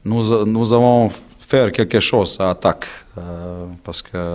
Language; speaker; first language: French; non-native, learner; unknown